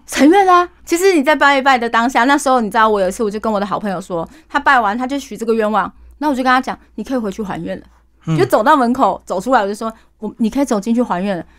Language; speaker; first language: Chinese; native; Chinese